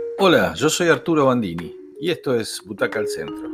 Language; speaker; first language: Spanish; native; Spanish